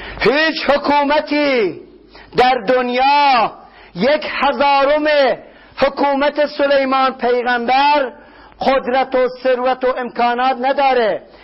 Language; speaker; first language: Persian; non-native, local second language; Kurdish